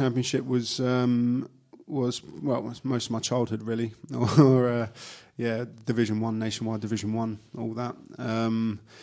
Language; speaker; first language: English; native; English